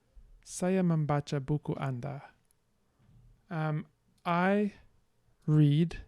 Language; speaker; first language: Indonesian; non-native, learner; English